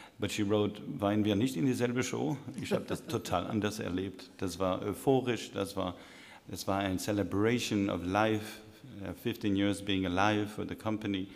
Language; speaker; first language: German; non-native, fluent; English